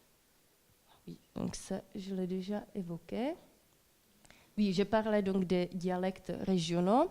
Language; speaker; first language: French; non-native, fluent; Czech